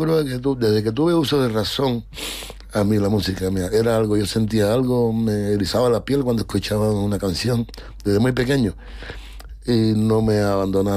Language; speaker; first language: Spanish; native; Spanish